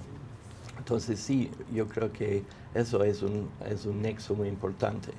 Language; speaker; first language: Spanish; non-native, fluent; English